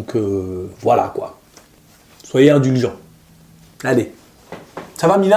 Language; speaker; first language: French; native; French